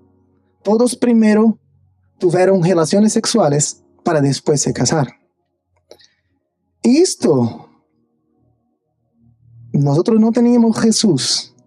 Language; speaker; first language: Spanish; non-native, fluent; Portuguese